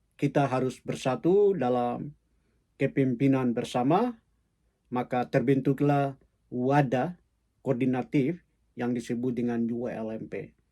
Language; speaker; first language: Indonesian; native; Indonesian